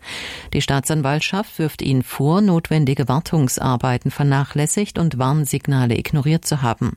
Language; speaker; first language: German; native; German